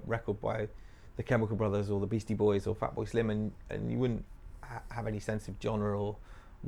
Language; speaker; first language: English; native; English